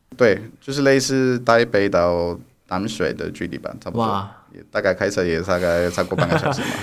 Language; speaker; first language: Chinese; non-native, fluent; Spanish